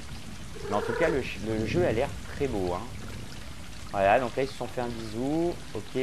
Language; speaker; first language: French; native; French